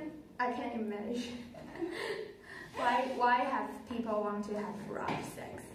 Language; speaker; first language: English; non-native, learner; Chinese